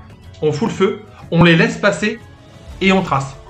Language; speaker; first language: French; native; French